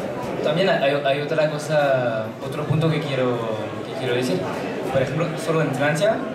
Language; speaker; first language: Spanish; non-native, fluent; French